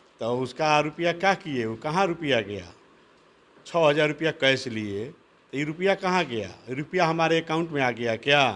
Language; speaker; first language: Hindi; native; Hindi